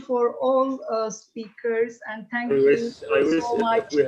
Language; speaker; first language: English; non-native, fluent; Turkish